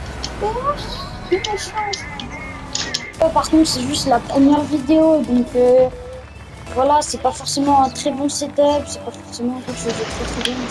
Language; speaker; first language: French; native; French